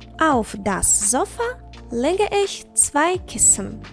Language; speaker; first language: German; non-native, fluent; Ukrainian